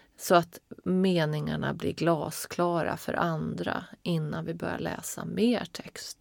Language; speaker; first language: Swedish; native; Swedish